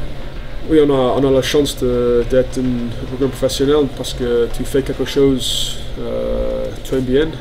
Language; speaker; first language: French; non-native, fluent; English